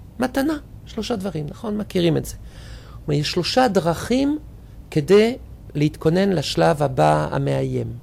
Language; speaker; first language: Hebrew; non-native, fluent; French